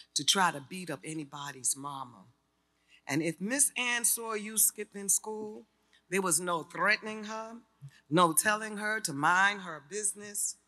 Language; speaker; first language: English; native; English